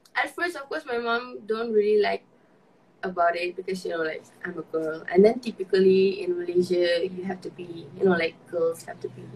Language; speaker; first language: English; non-native, local second language; Malay